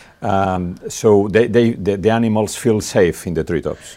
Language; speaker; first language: English; non-native, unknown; Catalan